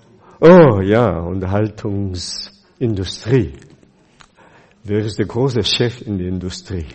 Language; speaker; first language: German; non-native, fluent; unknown